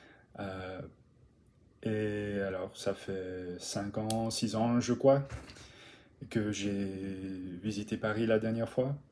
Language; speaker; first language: French; non-native, learner; English